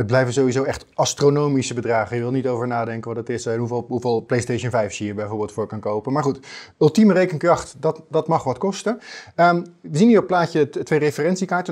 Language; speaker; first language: Dutch; native; Dutch